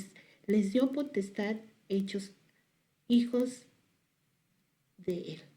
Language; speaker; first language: Spanish; native; Spanish